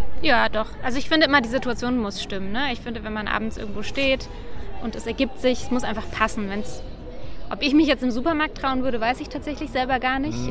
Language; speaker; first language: German; native; German